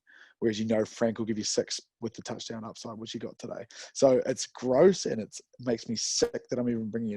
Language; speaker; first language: English; native; English